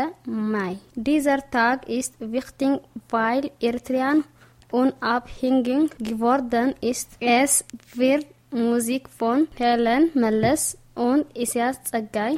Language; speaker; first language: German; non-native, learner; Tigrinya